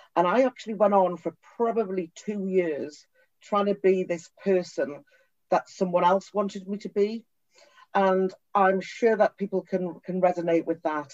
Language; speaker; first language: English; native; English